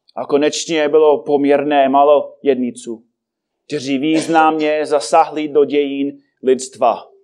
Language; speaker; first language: Czech; non-native, fluent; English